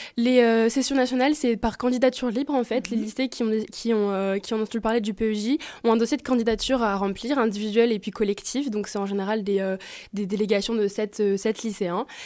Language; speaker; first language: French; native; French